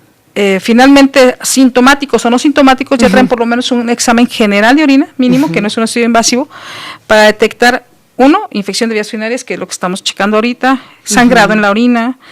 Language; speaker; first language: Spanish; native; Spanish